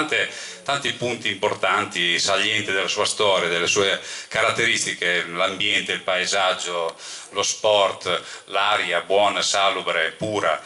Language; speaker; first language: Italian; native; Italian